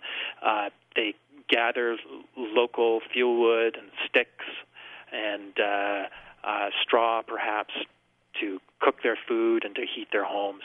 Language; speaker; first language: English; native; English